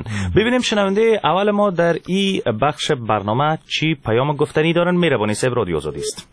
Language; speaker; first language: Persian; native; Persian